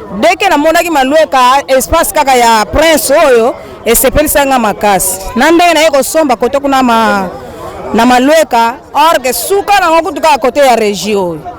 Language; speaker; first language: Lingala; native; Lingala